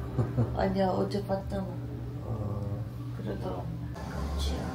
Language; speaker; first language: Korean; non-native, learner; Ukrainian